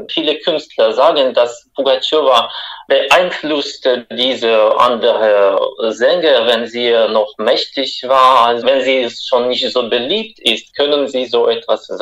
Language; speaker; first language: German; non-native, fluent; Russian